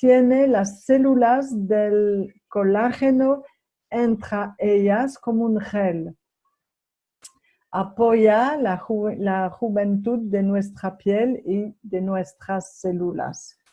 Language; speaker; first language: Spanish; non-native, fluent; French